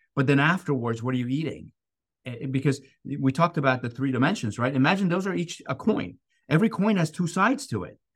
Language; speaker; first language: English; non-native, fluent; Persian